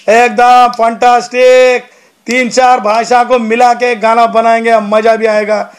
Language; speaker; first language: Hindi; non-native, local second language; Marathi